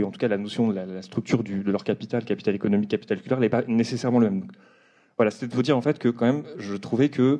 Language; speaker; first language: French; native; French